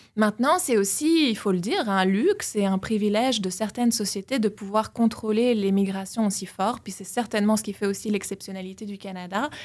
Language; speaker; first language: French; native; French